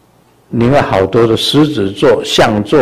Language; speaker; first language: Chinese; native; Chinese